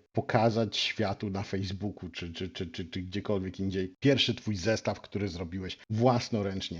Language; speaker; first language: Polish; native; Polish